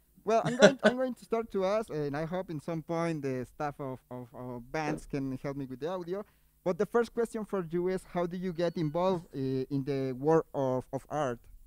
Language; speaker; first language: English; non-native, fluent; Spanish